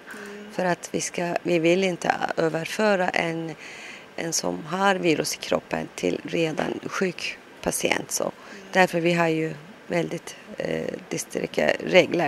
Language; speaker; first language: Swedish; non-native, local second language; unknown